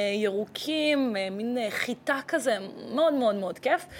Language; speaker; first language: Hebrew; early bilingual, other home language; Russian